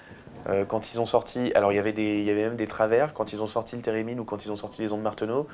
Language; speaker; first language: French; native; French